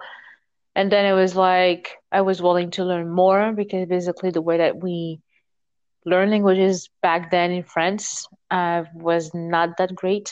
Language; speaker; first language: English; non-native, fluent; French